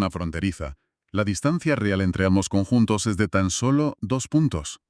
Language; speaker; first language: Spanish; native; Spanish